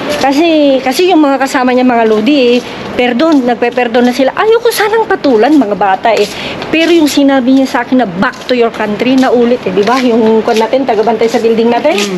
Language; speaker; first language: Filipino; native; Filipino